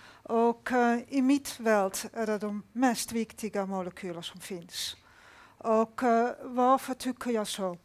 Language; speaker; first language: Swedish; non-native, fluent; Dutch